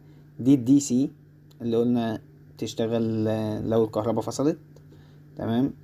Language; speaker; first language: Arabic; native; Arabic